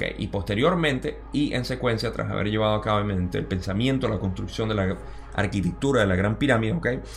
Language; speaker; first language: Spanish; early bilingual, heritage; Spanish